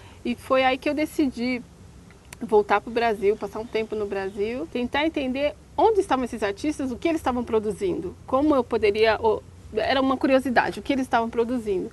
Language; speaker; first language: Portuguese; native; Portuguese